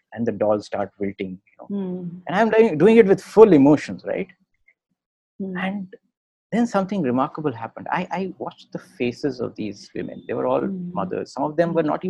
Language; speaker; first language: English; non-native, local second language; Hindi